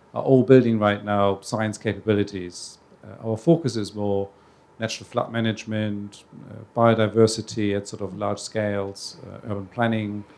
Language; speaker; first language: English; native; English